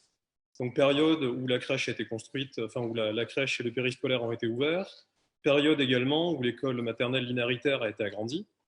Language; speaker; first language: French; native; French